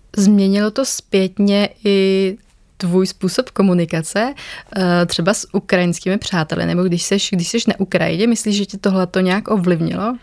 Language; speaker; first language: Czech; native; Czech